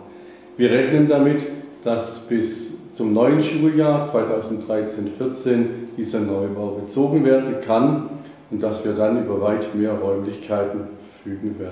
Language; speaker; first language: German; native; German